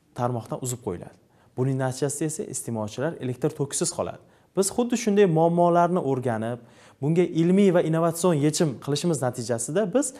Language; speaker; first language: Uzbek; native; Uzbek